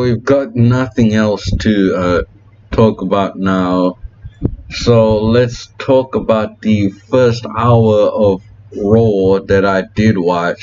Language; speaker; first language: English; native; English